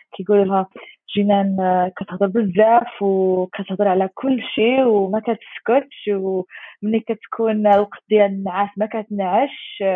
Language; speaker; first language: Arabic; early bilingual, heritage; Arabic